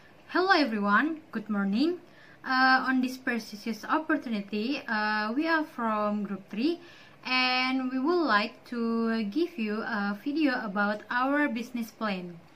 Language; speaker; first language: English; non-native, learner; Indonesian